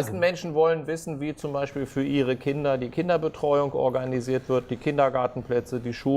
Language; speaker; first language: German; native; German